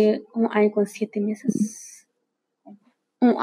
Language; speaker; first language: Spanish; non-native, local second language; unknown